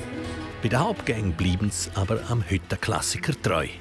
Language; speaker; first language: German; native; German